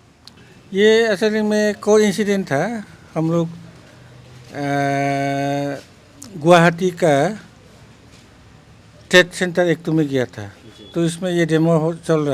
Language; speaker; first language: Hindi; non-native, local second language; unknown